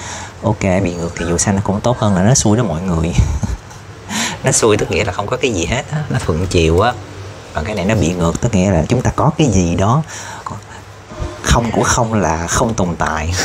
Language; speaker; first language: Vietnamese; native; Vietnamese